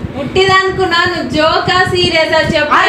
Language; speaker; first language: Telugu; native; Telugu